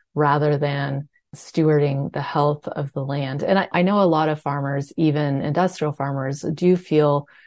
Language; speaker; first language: English; native; English